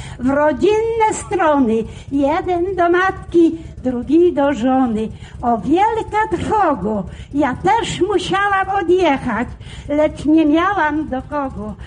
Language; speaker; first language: Polish; native; Polish